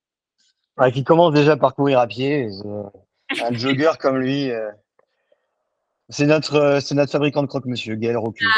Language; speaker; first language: French; native; French